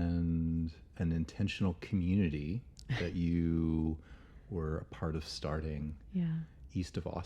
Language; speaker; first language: English; native; English